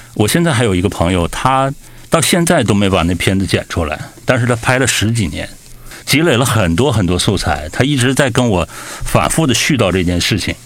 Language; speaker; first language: Chinese; native; Chinese